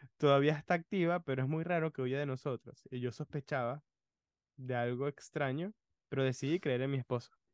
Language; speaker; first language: Spanish; early bilingual, other home language; English